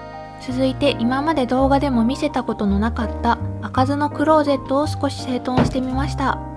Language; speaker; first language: Japanese; native; Japanese